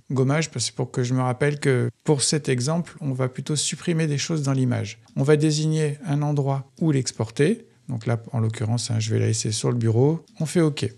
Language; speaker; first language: French; native; French